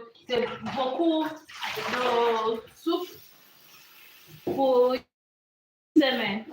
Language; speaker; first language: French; non-native, learner; English